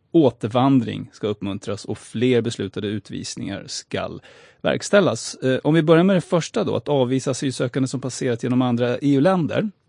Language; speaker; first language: Swedish; native; Swedish